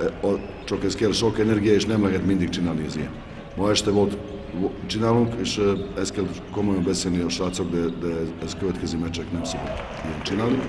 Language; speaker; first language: Hungarian; non-native, learner; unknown